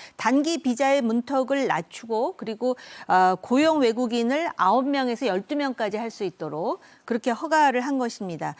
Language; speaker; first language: Korean; native; Korean